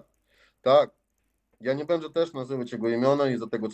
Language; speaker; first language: Polish; non-native, learner; Russian